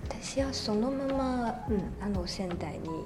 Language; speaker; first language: Japanese; non-native, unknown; Chinese